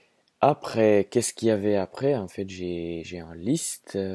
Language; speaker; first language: French; non-native, fluent; Russian